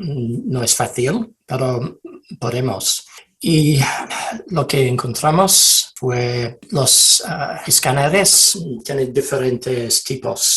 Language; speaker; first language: Spanish; non-native, fluent; English